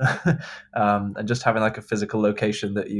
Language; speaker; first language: English; native; English